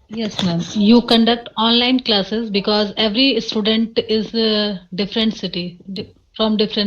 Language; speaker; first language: English; non-native, learner; Hindi